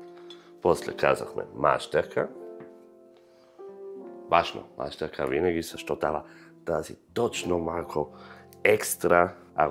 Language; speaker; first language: Bulgarian; non-native, fluent; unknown